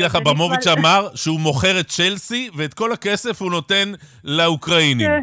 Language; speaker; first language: Hebrew; native; Hebrew